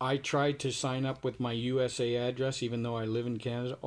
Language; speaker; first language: English; native; English